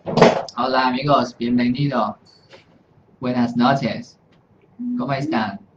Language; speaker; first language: Spanish; non-native, fluent; Chinese